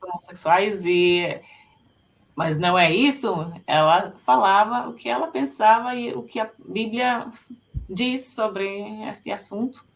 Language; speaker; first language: Portuguese; non-native, fluent; Finnish